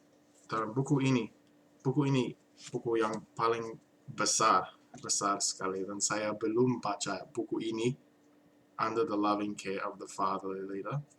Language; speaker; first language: Indonesian; non-native, learner; English